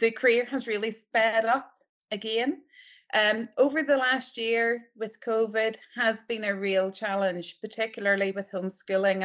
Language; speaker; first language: English; native; English